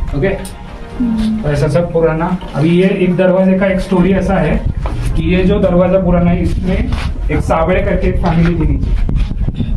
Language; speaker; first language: Hindi; non-native, local second language; Marathi